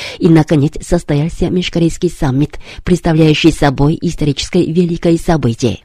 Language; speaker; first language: Russian; non-native, fluent; Korean